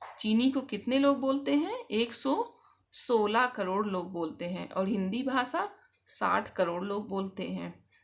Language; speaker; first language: Hindi; native; Hindi